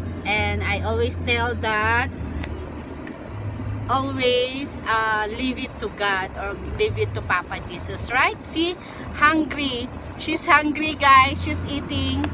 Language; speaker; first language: English; non-native, local second language; Filipino